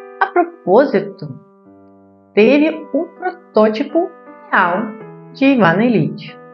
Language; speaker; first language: Portuguese; non-native, fluent; Russian